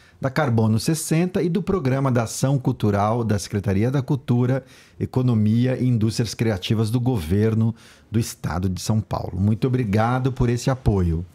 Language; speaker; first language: Portuguese; non-native, learner; Chinese